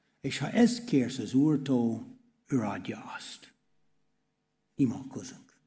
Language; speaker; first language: Hungarian; non-native, learner; English